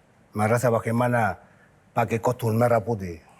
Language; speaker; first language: Indonesian; non-native, fluent; Spanish